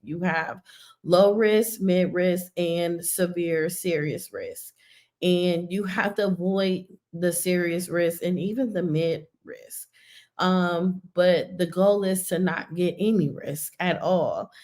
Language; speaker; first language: English; native; English